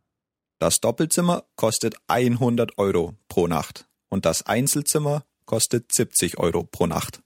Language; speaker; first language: German; native; German